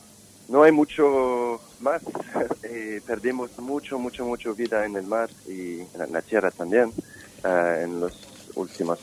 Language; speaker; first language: Spanish; non-native, fluent; French